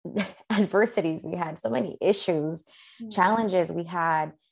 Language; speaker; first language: English; early bilingual, other home language; Spanish